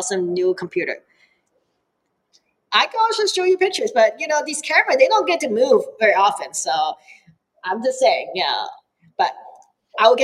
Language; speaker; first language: English; early bilingual, other home language; Cantonese